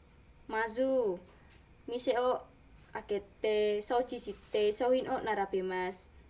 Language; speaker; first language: Japanese; non-native, learner; Indonesian